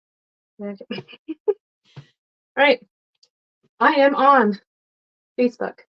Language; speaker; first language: English; non-native, fluent; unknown